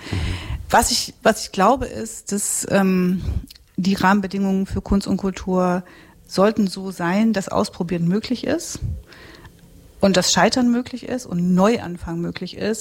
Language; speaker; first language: German; native; German